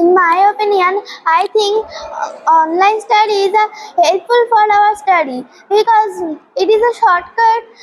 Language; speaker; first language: English; non-native, learner; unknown